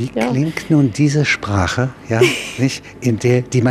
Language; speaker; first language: German; native; German